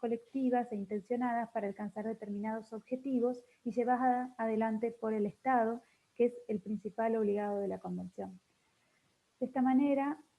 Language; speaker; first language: Spanish; native; Spanish